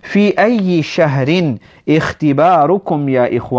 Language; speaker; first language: Arabic; non-native, fluent; English